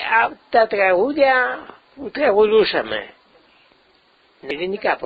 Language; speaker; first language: Greek; non-native, local second language; Ladino